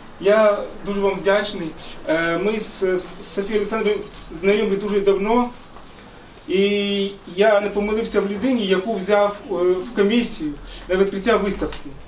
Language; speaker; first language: Ukrainian; non-native, fluent; Arabic